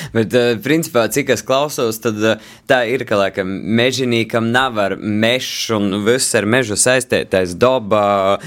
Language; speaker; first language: Latvian; native; Latvian